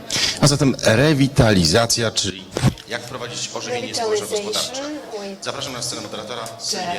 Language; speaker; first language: Polish; native; Polish